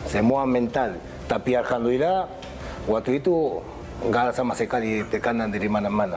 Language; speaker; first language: Indonesian; non-native, fluent; Spanish